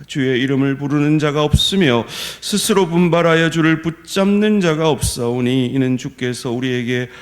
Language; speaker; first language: Korean; native; Korean